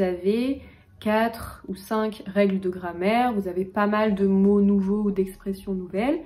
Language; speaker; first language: French; native; French